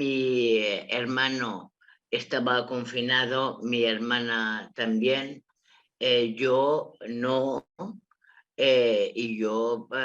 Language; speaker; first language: Spanish; non-native, local second language; Catalan